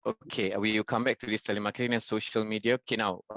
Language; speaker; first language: English; non-native, local second language; Malay